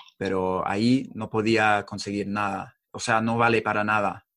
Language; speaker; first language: Spanish; non-native, fluent; English